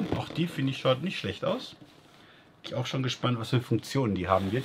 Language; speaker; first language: German; native; German